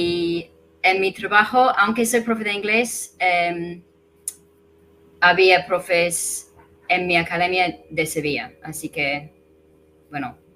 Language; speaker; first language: Spanish; non-native, fluent; English